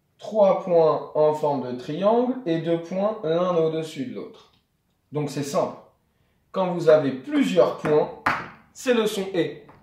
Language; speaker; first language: French; native; French